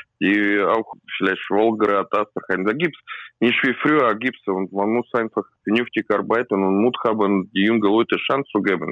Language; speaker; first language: German; non-native, learner; Russian